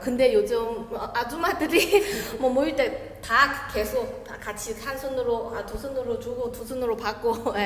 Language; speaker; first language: Korean; non-native, learner; Chinese